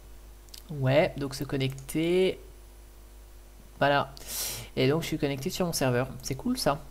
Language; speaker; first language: French; native; French